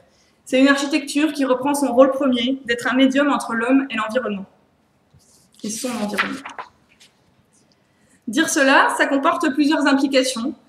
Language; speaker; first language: French; native; French